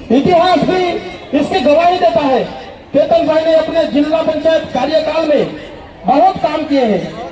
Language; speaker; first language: Hindi; non-native, local second language; Gujarati